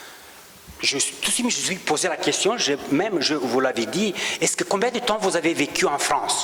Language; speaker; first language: French; non-native, local second language; Romanian